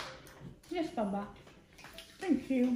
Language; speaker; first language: English; native; English